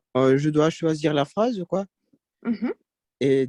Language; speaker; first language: French; non-native, learner; Russian